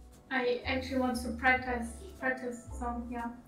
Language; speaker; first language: English; non-native, fluent; Russian